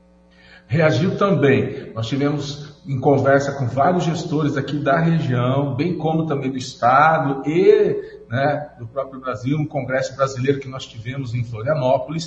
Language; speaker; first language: Portuguese; native; Portuguese